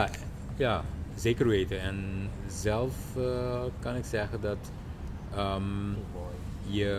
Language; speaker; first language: Dutch; non-native, local second language; Papiamento